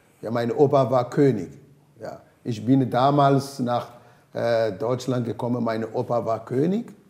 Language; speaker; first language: German; non-native, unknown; Ewe